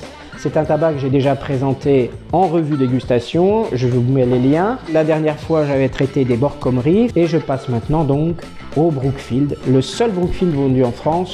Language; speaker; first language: French; native; French